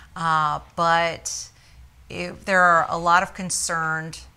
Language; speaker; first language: English; native; English